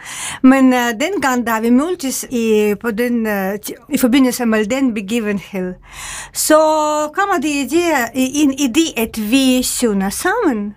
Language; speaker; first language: Danish; non-native, fluent; Ukrainian